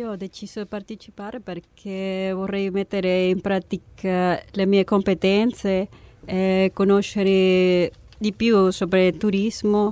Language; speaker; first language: Italian; non-native, fluent; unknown